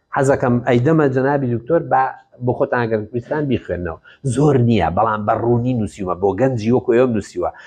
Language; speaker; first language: Central Kurdish; native; Central Kurdish